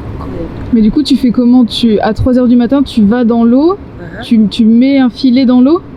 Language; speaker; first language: French; native; French